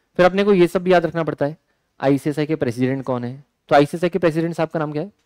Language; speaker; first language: Hindi; native; Hindi